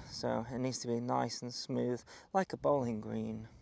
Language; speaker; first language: English; native; English